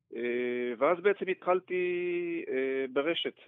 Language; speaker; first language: Hebrew; non-native, fluent; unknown